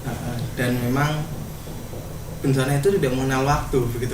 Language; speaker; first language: Indonesian; native; Indonesian